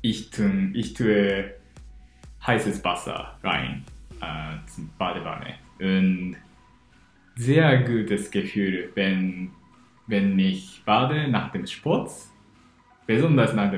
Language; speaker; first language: German; non-native, learner; Japanese